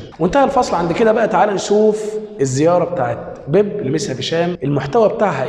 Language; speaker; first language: Arabic; native; Arabic